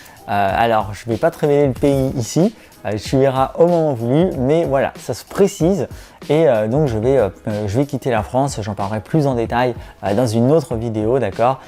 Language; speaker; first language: French; native; French